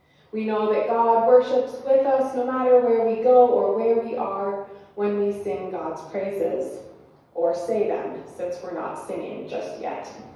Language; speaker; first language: English; native; English